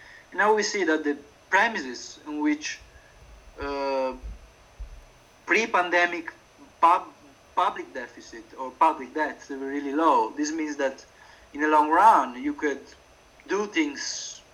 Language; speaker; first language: English; non-native, fluent; Italian